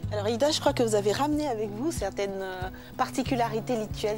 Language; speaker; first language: French; native; French